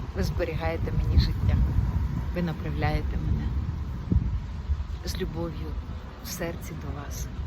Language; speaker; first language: Ukrainian; native; Ukrainian